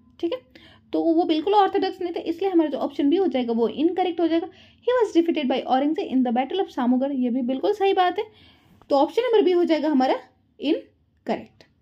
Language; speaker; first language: Hindi; native; Hindi